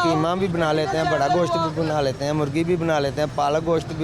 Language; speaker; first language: Hindi; non-native, local second language; Punjabi